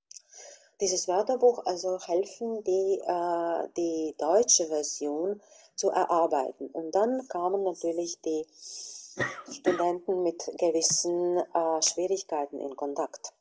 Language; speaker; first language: German; non-native, fluent; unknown